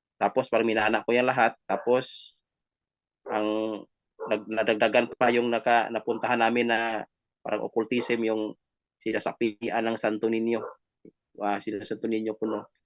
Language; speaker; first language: Filipino; non-native, local second language; Hiligaynon